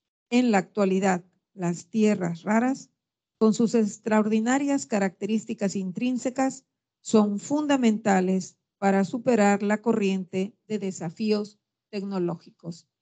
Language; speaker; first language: Spanish; native; Spanish